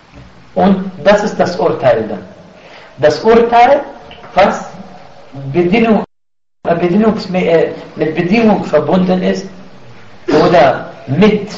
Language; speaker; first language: German; non-native, fluent; Arabic